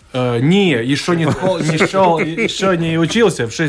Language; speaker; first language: Russian; non-native, local second language; Latvian